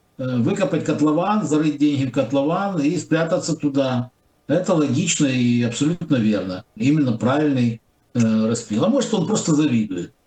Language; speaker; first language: Russian; non-native, local second language; Ukrainian